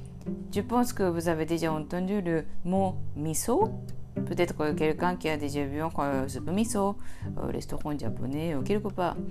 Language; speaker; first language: French; non-native, fluent; Japanese